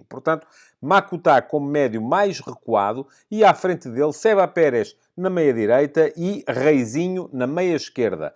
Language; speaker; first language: Portuguese; native; Portuguese